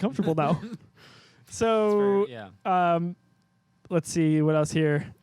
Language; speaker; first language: English; native; English